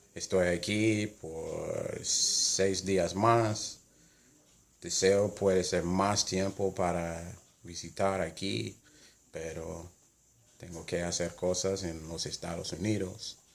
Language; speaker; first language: Spanish; non-native, learner; English